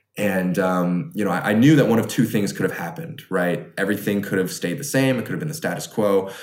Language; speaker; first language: English; early bilingual, other home language; Chinese